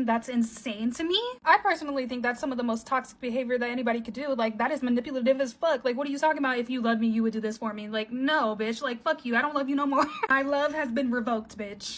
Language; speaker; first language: English; native; English